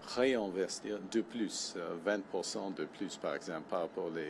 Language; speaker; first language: French; non-native, local second language; English